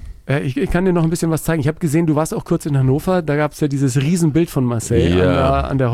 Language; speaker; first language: German; native; German